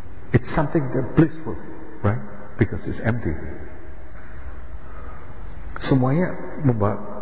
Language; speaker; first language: English; non-native, fluent; Indonesian